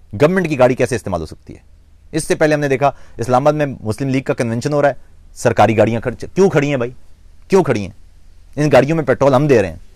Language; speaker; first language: Urdu; non-native, local second language; Punjabi